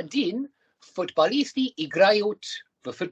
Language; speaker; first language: Russian; non-native, learner; English